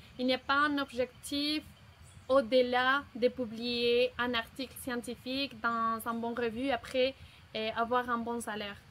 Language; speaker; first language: French; non-native, fluent; Spanish